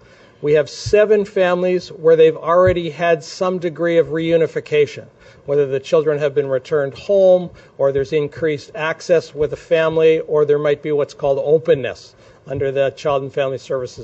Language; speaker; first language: English; native; English